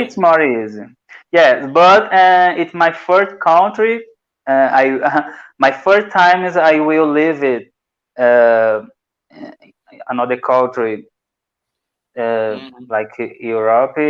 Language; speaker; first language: English; non-native, learner; Portuguese